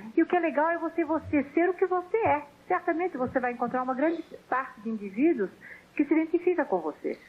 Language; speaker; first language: Portuguese; native; Portuguese